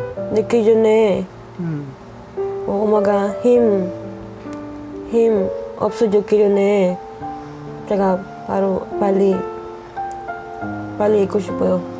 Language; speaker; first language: Korean; non-native, learner; Filipino